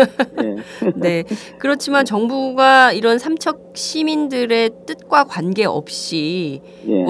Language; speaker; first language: Korean; native; Korean